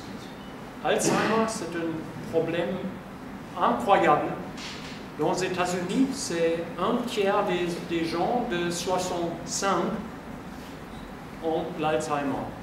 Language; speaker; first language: French; non-native, fluent; German